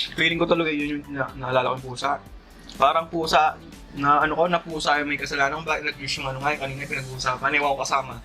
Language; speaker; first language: Filipino; native; Filipino